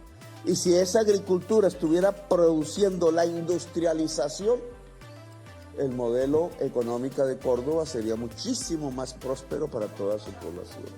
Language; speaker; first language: Spanish; native; Spanish